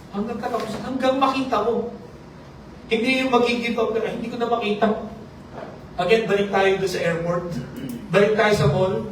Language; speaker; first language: Filipino; non-native, local second language; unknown